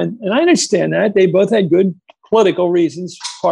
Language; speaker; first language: English; native; English